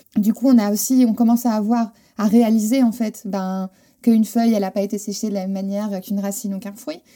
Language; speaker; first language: French; non-native, fluent; Spanish